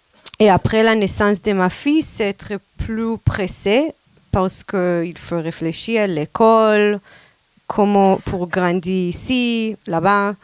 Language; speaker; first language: French; non-native, fluent; Hebrew